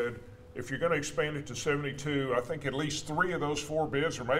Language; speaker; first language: English; native; English